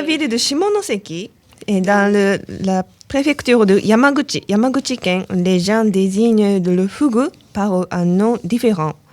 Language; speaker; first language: French; non-native, learner; Japanese